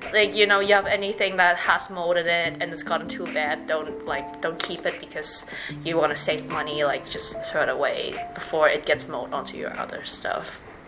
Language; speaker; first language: English; native; English